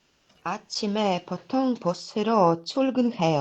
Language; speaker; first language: Korean; non-native, learner; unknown